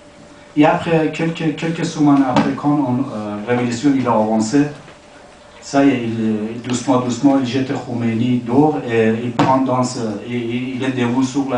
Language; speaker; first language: French; non-native, learner; Persian